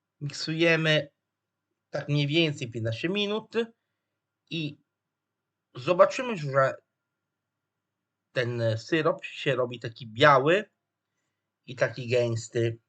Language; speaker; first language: Polish; non-native, fluent; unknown